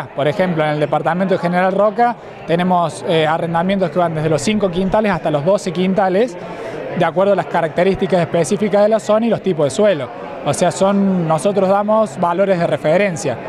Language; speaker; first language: Spanish; native; Spanish